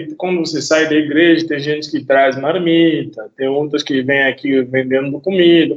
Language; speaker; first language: Portuguese; non-native, fluent; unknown